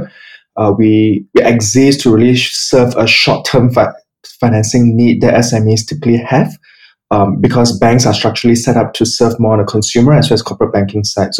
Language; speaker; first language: English; non-native, local second language; Chinese